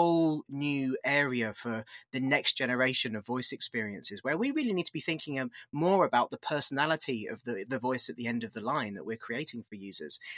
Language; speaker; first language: English; native; English